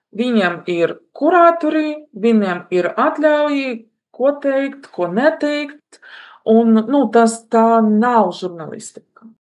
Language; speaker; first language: Latvian; non-native, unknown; Russian